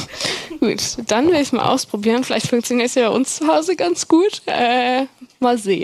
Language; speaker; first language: German; native; German